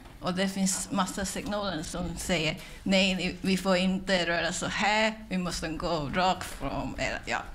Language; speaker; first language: Swedish; non-native, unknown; Cantonese